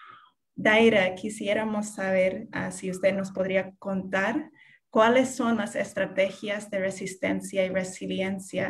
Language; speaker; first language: Spanish; non-native, fluent; English